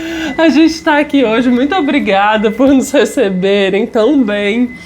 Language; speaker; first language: Portuguese; native; Portuguese